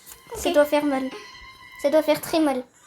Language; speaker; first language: French; native; French